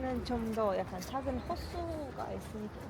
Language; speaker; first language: Korean; non-native, learner; Russian